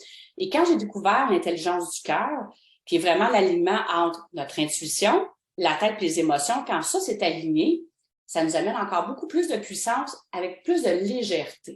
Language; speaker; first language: French; native; French